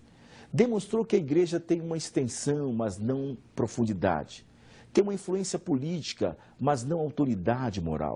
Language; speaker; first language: Portuguese; native; Portuguese